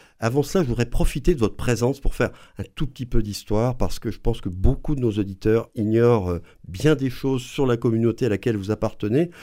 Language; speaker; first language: French; native; French